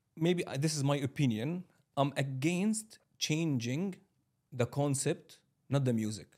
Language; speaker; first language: English; non-native, fluent; Arabic